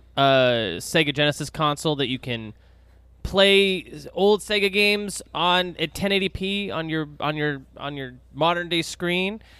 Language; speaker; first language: English; native; English